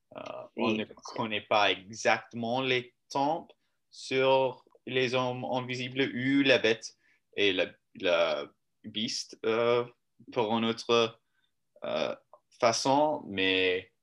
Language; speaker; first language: French; non-native, learner; English